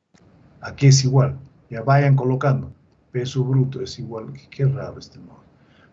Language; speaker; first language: Spanish; native; Spanish